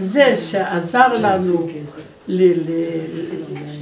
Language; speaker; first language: Hebrew; non-native, fluent; Polish